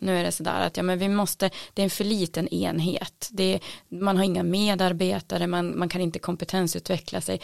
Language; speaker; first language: Swedish; native; Swedish